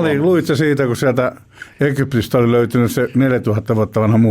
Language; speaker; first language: Finnish; native; Finnish